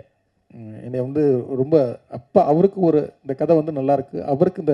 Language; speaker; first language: Tamil; native; Tamil